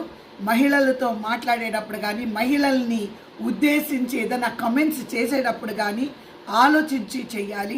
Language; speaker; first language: Telugu; native; Telugu